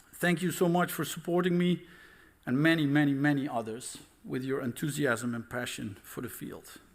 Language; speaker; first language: English; non-native, fluent; Dutch